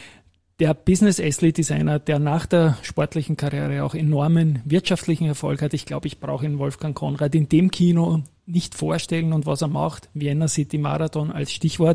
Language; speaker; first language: German; native; German